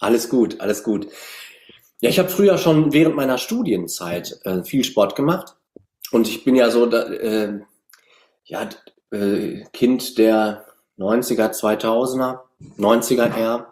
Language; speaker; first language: German; native; German